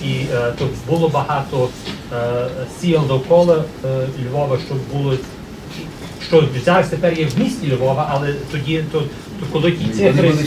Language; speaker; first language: Ukrainian; early bilingual, heritage; Ukrainian